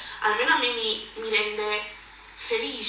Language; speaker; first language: Italian; native; Italian